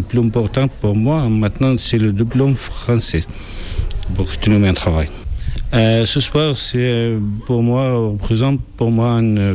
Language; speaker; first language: French; non-native, fluent; Arabic